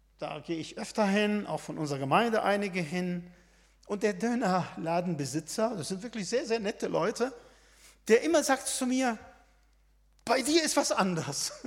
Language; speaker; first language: German; non-native, fluent; Arabic